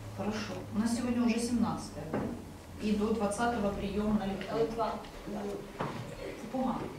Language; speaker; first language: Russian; native; Russian